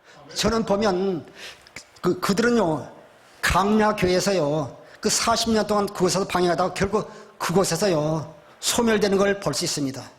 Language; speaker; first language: Korean; native; Korean